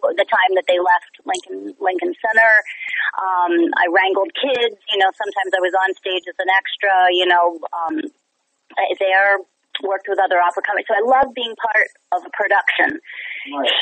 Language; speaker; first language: English; native; English